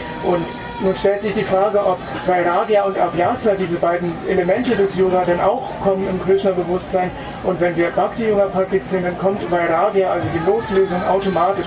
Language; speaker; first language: German; native; German